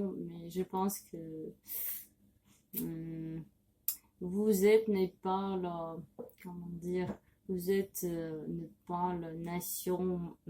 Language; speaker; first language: French; non-native, learner; Russian